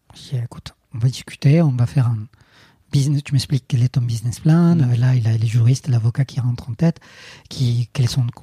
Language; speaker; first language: French; non-native, fluent; Spanish